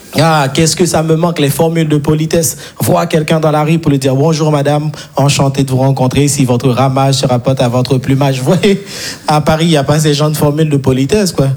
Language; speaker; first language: French; non-native, local second language; Haitian Creole